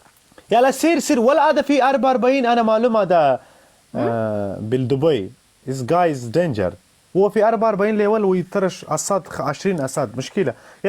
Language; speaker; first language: Arabic; non-native, learner; Pashto